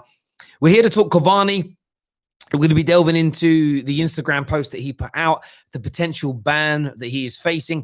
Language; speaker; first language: English; native; English